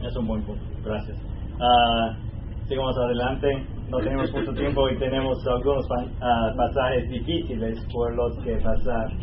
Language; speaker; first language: Spanish; non-native, fluent; English